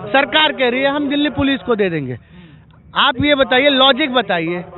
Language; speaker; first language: Hindi; native; Hindi